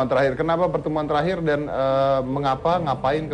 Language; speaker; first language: Indonesian; native; Indonesian